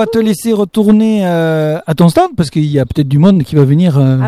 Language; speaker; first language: French; native; French